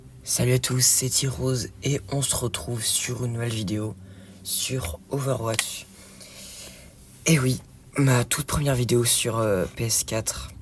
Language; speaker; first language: French; native; French